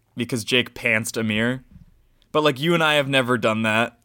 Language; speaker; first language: English; native; English